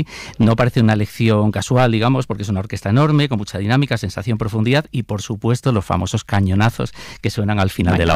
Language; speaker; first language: Spanish; native; Spanish